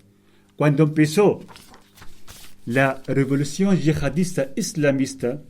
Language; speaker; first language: Spanish; non-native, fluent; Arabic